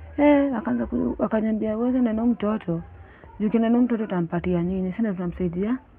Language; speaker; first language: Swahili; native; Swahili